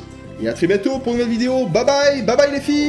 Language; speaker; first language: French; native; French